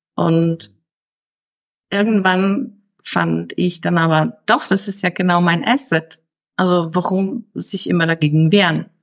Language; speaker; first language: German; early bilingual, other home language; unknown